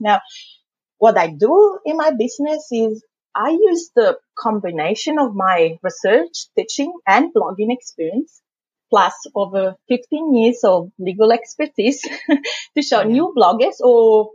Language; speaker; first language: English; non-native, fluent; Italian